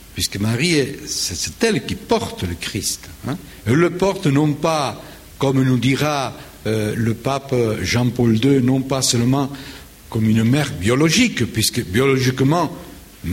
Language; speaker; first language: French; non-native, fluent; Spanish